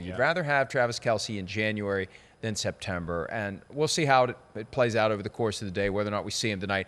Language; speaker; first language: English; native; English